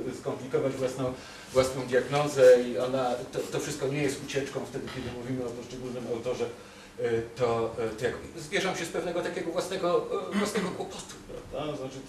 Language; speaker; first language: Polish; native; Polish